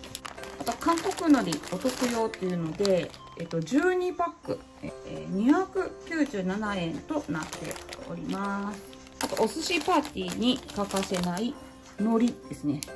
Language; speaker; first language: Japanese; native; Japanese